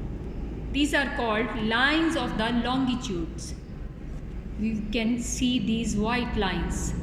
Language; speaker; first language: English; non-native, local second language; Urdu